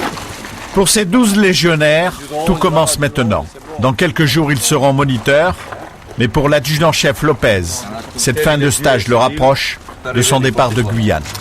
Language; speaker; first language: French; native; French